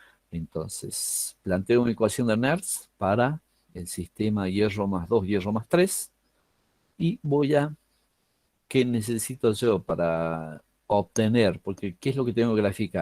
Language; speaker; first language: Spanish; native; Spanish